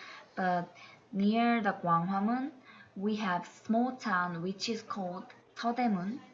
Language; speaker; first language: English; non-native, learner; Korean